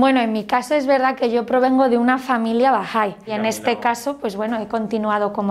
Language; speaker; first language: Spanish; native; Spanish